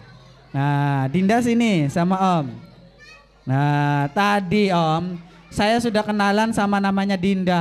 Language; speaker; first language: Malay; non-native, local second language; Javanese